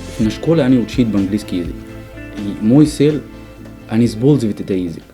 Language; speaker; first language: Russian; non-native, learner; Arabic